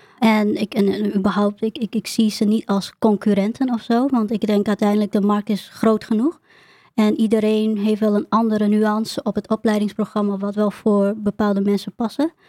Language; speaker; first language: Dutch; early bilingual, other home language; Vietnamese